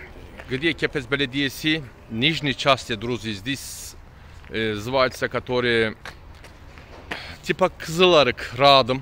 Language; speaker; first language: Russian; non-native, learner; Turkish